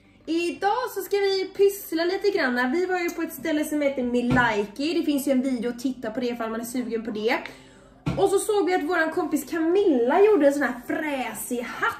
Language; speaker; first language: Swedish; native; Swedish